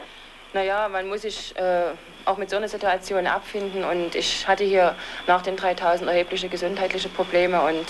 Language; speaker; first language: German; native; German